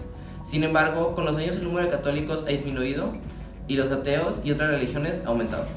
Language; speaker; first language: Spanish; native; Spanish